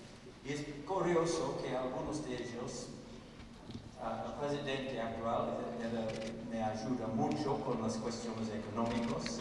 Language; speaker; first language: Spanish; non-native, fluent; English